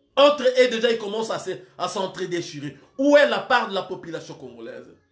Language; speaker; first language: French; non-native, local second language; Lingala